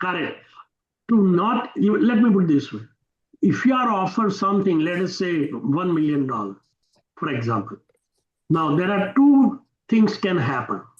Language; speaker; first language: English; non-native, local second language; Gujarati